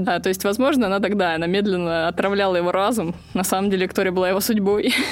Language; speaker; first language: Russian; native; Russian